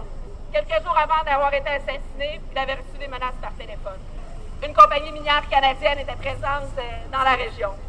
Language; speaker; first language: French; native; French